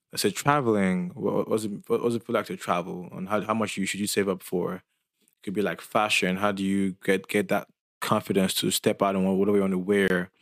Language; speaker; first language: English; non-native, local second language; Yoruba